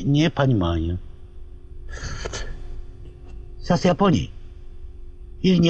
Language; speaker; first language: Russian; non-native, learner; Japanese